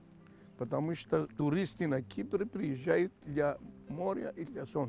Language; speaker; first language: Russian; non-native, fluent; Greek